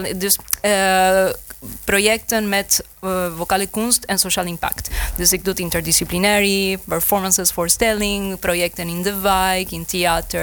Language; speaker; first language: Dutch; non-native, learner; Spanish